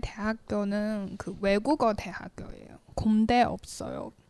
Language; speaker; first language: Korean; non-native, learner; Chinese